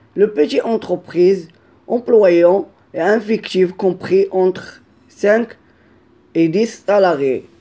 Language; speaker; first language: French; non-native, local second language; Arabic